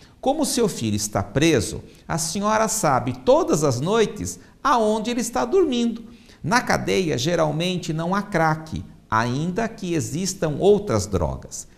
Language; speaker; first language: Portuguese; native; Portuguese